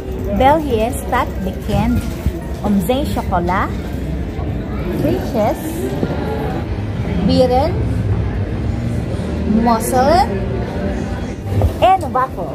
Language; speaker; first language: Dutch; non-native, learner; Filipino